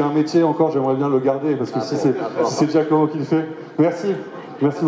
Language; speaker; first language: French; native; French